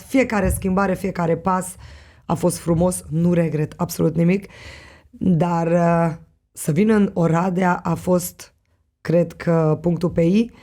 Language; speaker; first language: Romanian; non-native, local second language; Hungarian